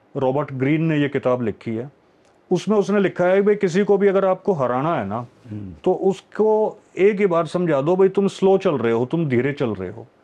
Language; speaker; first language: Hindi; native; Hindi